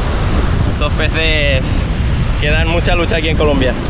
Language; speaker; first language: Spanish; native; Spanish